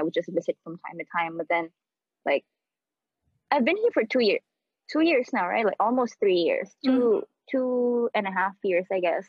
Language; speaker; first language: English; non-native, local second language; Filipino